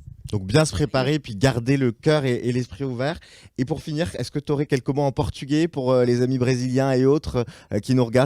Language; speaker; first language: French; native; French